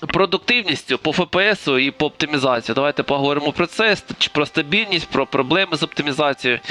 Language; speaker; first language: Ukrainian; non-native, local second language; Russian